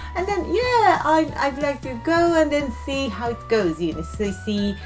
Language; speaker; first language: English; non-native, fluent; Japanese